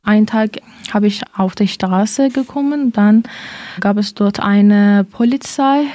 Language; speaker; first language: German; non-native, learner; Persian